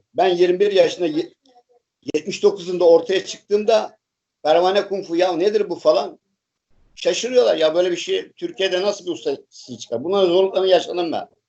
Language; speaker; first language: Turkish; native; Turkish